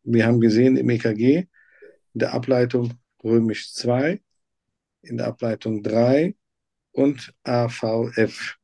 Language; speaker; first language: German; non-native, fluent; Turkish